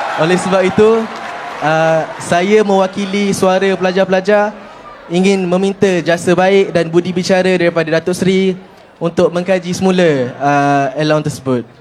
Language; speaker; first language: Malay; native; Malay